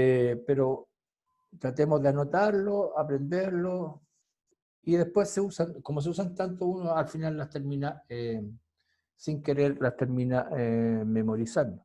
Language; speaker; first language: Spanish; native; Spanish